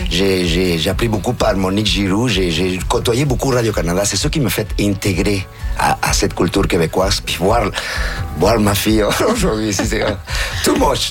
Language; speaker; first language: French; non-native, fluent; Spanish